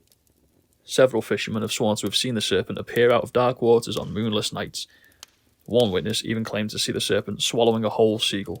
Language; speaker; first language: English; native; English